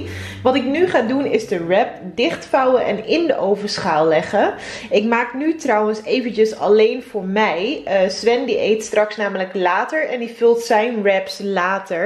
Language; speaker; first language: Dutch; native; Dutch